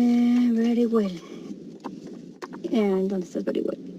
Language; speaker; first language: English; non-native, learner; Spanish